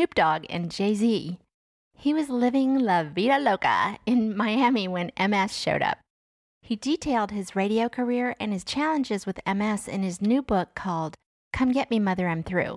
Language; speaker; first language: English; native; English